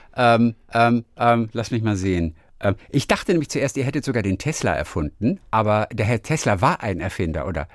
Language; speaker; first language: German; non-native, fluent; Croatian